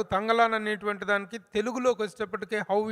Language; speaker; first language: Telugu; native; Telugu